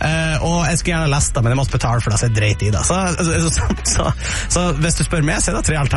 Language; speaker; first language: Norwegian; native; Norwegian